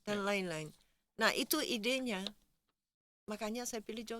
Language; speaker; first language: Indonesian; non-native, fluent; Dutch